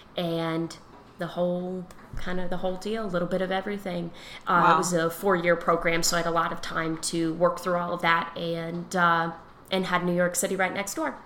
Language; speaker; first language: English; native; English